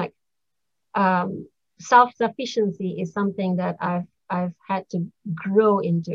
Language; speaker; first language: English; non-native, local second language; Malay